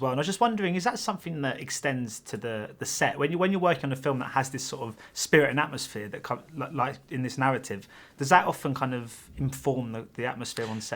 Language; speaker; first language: English; native; English